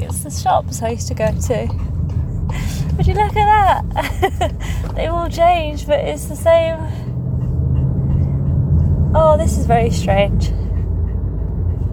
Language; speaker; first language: English; non-native, local second language; Polish